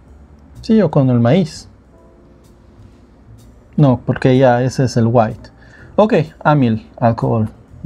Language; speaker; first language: Spanish; non-native, fluent; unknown